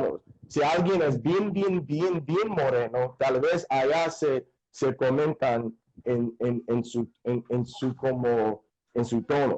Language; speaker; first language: Spanish; non-native, fluent; English